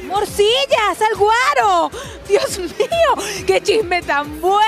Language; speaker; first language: Spanish; native; Spanish